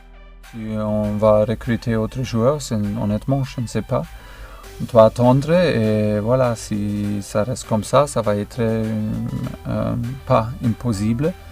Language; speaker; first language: French; non-native, fluent; German